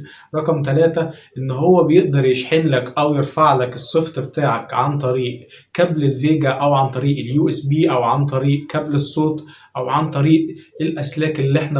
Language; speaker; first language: Arabic; native; Arabic